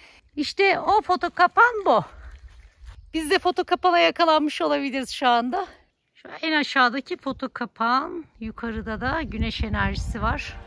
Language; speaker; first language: Turkish; native; Turkish